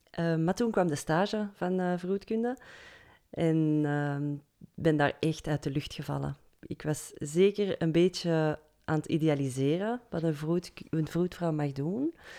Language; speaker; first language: Dutch; native; Dutch